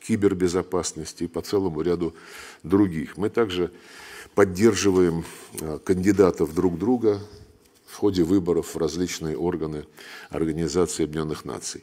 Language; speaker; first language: Russian; native; Russian